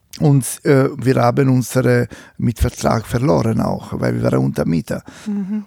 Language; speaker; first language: German; non-native, fluent; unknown